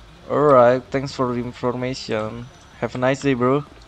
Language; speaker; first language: English; non-native, learner; Indonesian